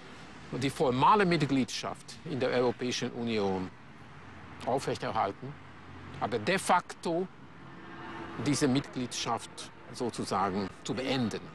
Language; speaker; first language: German; non-native, fluent; Hungarian